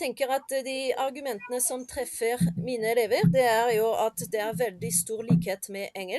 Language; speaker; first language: Norwegian; non-native, fluent; French